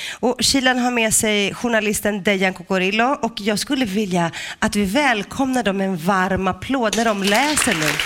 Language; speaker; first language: Swedish; early bilingual, other home language; Greek